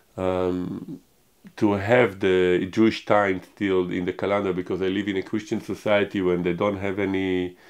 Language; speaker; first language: English; non-native, fluent; Hebrew